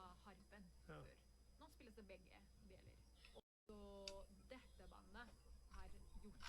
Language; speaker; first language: Norwegian; non-native, fluent; Spanish